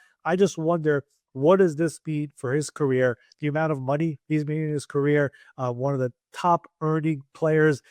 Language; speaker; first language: English; native; English